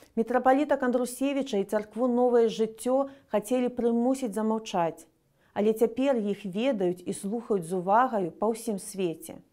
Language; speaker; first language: Belarusian; non-native, local second language; Russian